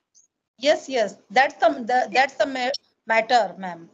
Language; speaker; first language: English; non-native, learner; Hindi